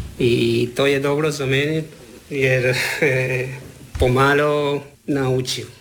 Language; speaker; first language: Croatian; non-native, learner; Spanish